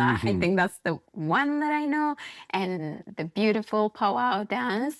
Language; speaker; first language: English; native; English